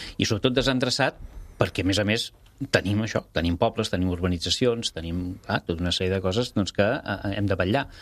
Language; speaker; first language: Catalan; native; Catalan